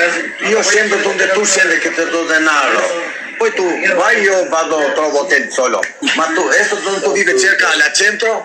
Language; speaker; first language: Italian; non-native, learner; Albanian